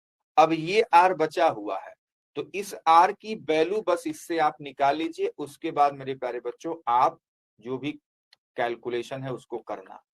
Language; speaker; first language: Hindi; native; Hindi